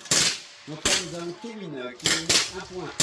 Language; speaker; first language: French; native; French